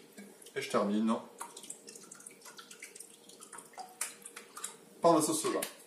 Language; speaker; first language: French; native; French